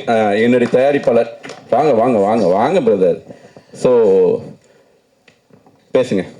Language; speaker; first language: Tamil; native; Tamil